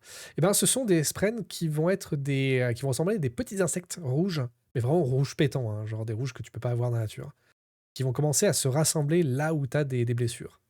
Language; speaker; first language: French; native; French